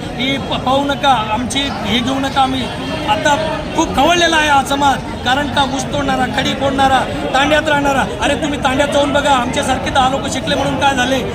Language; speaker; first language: Marathi; non-native, local second language; Lambadi